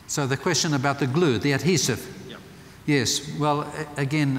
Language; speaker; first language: English; native; English